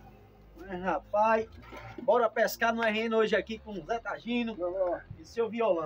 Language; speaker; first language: Portuguese; native; Portuguese